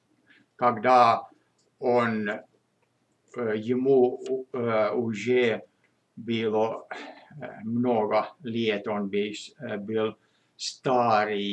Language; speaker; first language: Russian; non-native, fluent; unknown